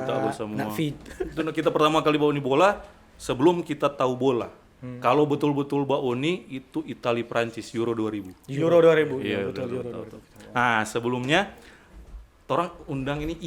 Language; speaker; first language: Indonesian; non-native, local second language; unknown